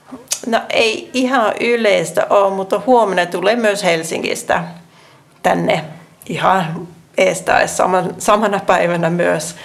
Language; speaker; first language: Finnish; non-native, fluent; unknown